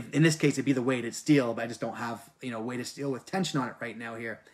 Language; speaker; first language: English; native; English